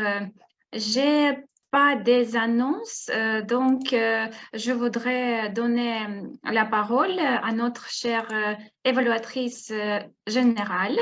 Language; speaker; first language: French; non-native, fluent; Russian